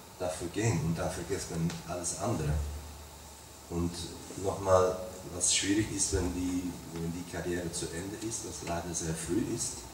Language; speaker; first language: German; non-native, fluent; Dutch